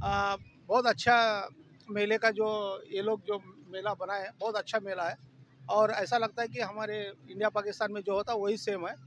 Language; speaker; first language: Hindi; native; Hindi